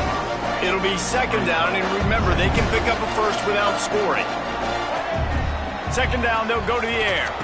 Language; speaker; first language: English; native; English